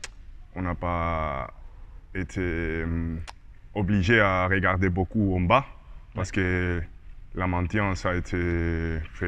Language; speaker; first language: French; non-native, learner; Spanish